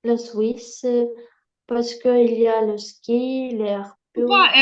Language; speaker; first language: French; non-native, learner; Ukrainian